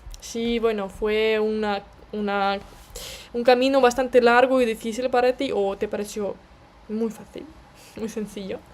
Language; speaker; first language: Spanish; non-native, fluent; Russian